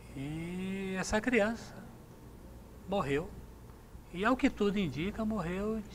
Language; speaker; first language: Portuguese; native; Portuguese